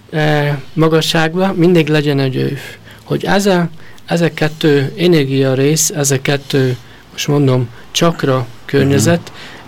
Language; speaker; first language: Hungarian; early bilingual, heritage; Hungarian